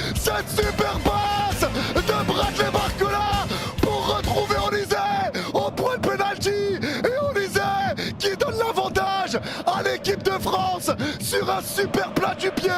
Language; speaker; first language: French; native; French